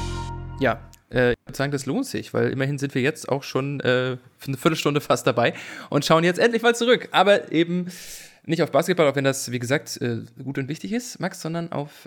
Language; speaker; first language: German; native; German